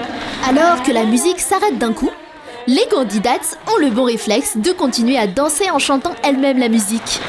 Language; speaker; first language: French; native; French